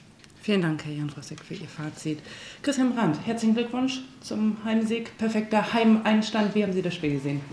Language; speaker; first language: German; native; German